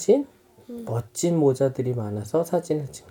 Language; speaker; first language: Korean; native; Korean